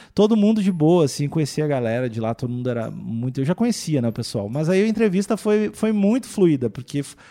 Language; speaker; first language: Portuguese; native; Portuguese